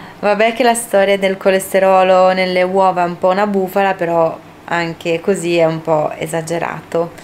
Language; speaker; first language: Italian; early bilingual, other home language; Romanian